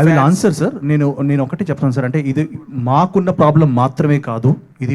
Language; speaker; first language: Telugu; native; Telugu